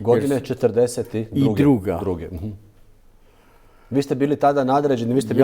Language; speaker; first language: Croatian; native; Croatian